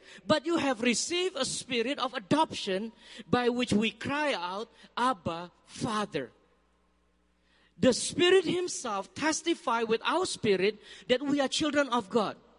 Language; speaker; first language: English; non-native, fluent; Indonesian